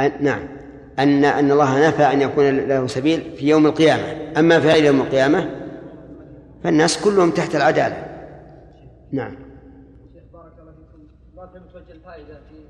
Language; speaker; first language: Arabic; native; Arabic